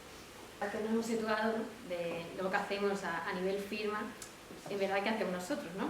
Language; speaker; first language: Spanish; native; Spanish